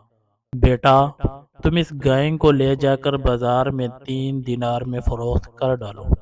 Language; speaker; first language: Urdu; native; Urdu